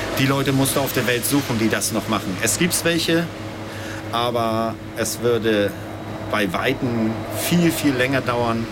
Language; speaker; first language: German; native; German